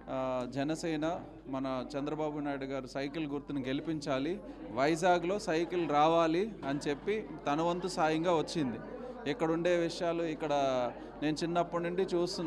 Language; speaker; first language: Telugu; native; Telugu